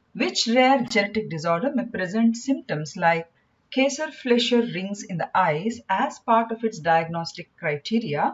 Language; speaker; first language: English; non-native, local second language; Kannada